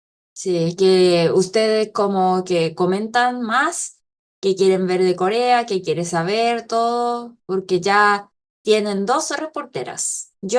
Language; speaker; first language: Spanish; non-native, fluent; Korean